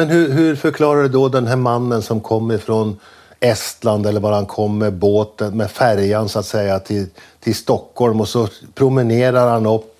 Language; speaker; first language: Swedish; native; Swedish